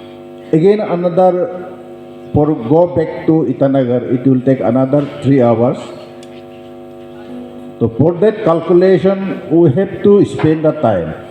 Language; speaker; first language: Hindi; non-native, local second language; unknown